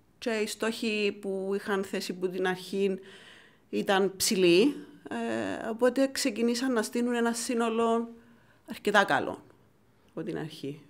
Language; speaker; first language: Greek; native; Greek